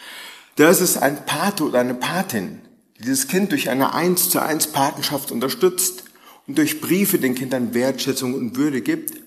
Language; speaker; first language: German; native; German